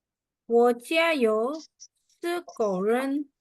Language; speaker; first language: Chinese; non-native, learner; Indonesian